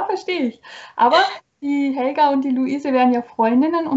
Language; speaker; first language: German; native; German